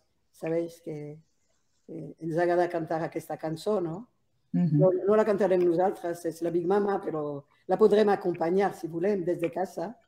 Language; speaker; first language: Catalan; non-native, local second language; Spanish